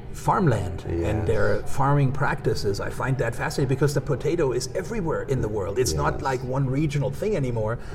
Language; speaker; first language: English; non-native, fluent; German